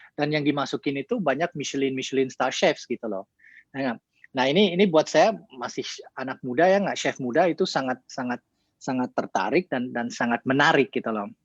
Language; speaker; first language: Indonesian; early bilingual, heritage; Indonesian